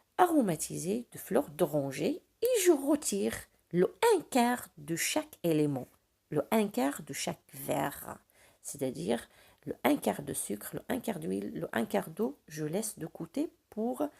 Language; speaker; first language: French; non-native, local second language; Arabic